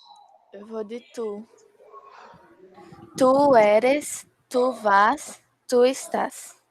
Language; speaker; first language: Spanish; non-native, learner; Portuguese